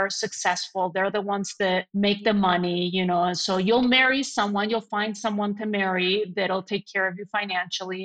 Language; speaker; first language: English; non-native, fluent; Spanish